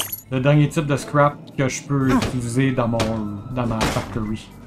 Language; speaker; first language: French; native; French